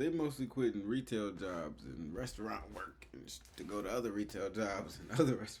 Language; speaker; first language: English; native; English